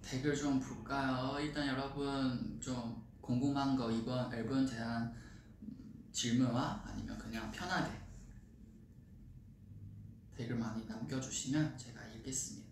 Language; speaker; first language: Korean; non-native, fluent; Chinese